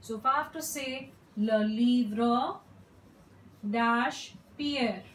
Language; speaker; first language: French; non-native, fluent; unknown